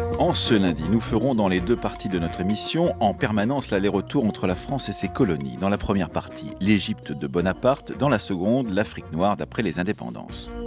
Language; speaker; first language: French; native; French